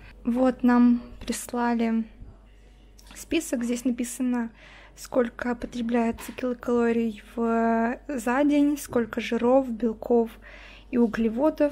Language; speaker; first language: Russian; native; Russian